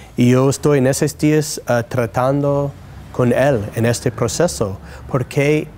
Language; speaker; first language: Spanish; non-native, fluent; English